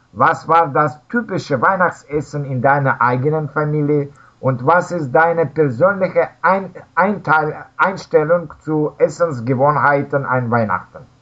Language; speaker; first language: German; non-native, learner; Russian